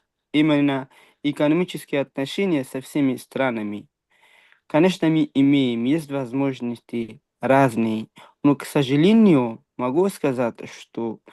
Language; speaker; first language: Russian; non-native, fluent; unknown